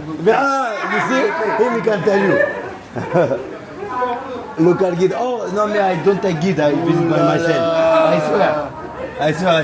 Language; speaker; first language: English; non-native, learner; French